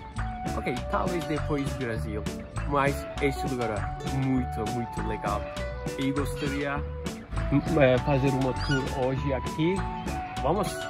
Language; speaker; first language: Portuguese; non-native, learner; Turkish